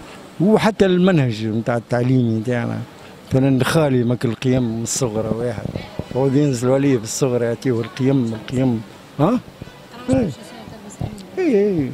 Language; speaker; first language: Arabic; native; Arabic